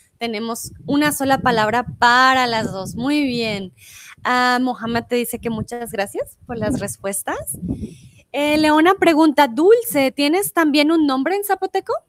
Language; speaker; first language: Spanish; native; Spanish